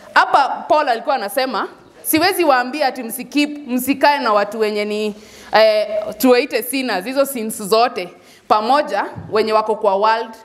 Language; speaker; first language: Swahili; native; Swahili